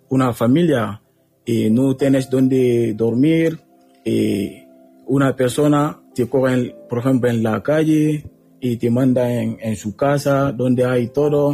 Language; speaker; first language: Spanish; non-native, learner; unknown